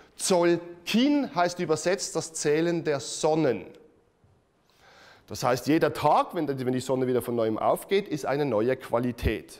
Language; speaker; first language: German; native; German